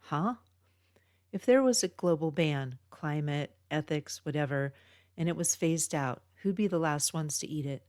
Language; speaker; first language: English; native; English